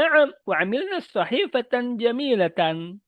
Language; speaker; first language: Arabic; non-native, fluent; Indonesian